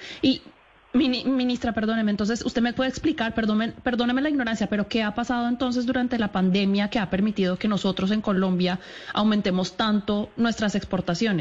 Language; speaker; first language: Spanish; native; Spanish